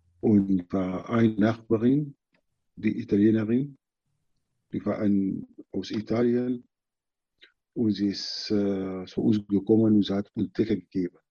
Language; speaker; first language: German; non-native, learner; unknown